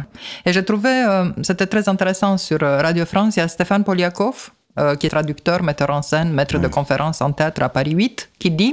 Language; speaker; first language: French; native; French